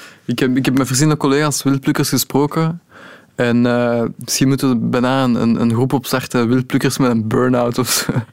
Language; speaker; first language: Dutch; native; Dutch